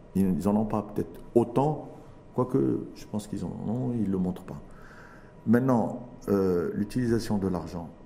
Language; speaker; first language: French; non-native, local second language; Arabic